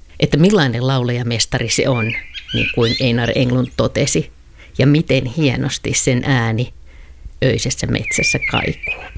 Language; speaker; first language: Finnish; native; Finnish